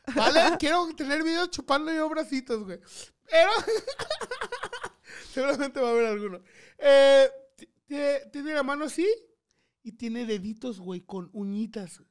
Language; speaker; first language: Spanish; native; Spanish